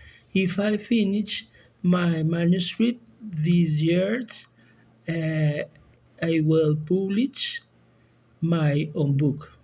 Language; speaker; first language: English; non-native, learner; Spanish